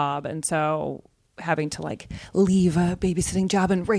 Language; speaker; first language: English; native; English